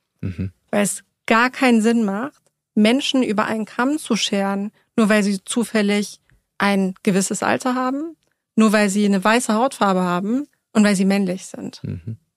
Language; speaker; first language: German; early bilingual, other home language; Persian